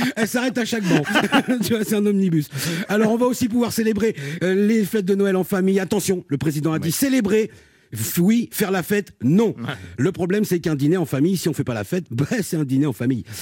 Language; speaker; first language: French; native; French